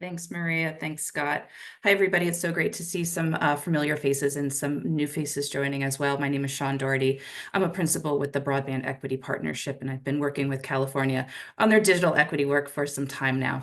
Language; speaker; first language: English; native; English